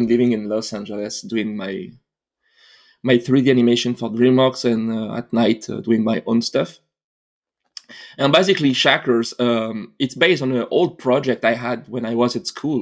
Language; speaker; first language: English; non-native, fluent; French